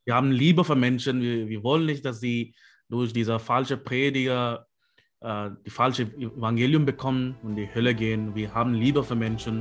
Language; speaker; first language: German; non-native, fluent; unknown